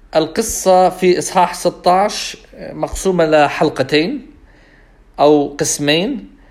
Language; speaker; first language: Arabic; non-native, fluent; English